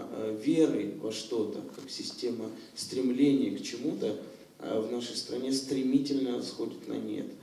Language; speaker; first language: Russian; native; Russian